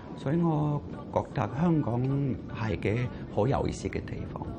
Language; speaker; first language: Cantonese; non-native, fluent; German